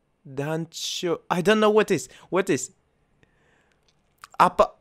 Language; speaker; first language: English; non-native, learner; Russian